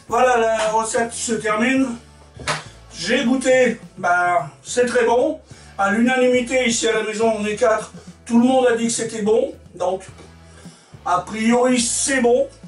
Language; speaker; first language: French; native; French